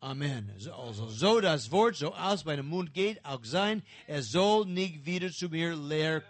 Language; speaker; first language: German; non-native, learner; English